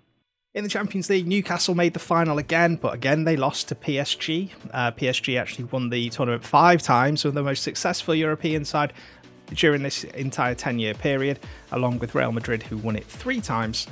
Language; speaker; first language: English; native; English